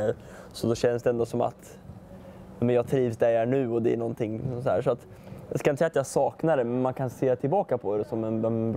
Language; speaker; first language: Swedish; native; Swedish